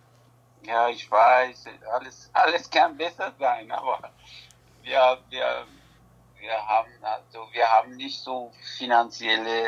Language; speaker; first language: German; non-native, learner; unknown